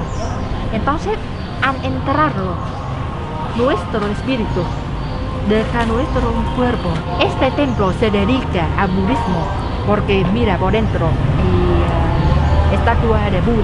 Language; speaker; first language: Spanish; non-native, learner; Vietnamese